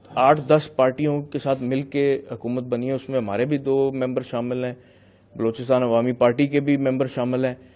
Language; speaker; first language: Urdu; non-native, local second language; Punjabi